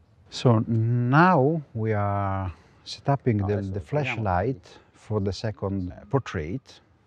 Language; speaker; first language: English; non-native, fluent; Italian